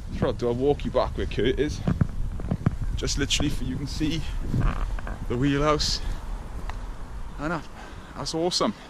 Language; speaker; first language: English; native; English